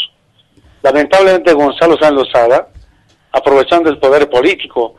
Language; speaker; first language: Spanish; native; Spanish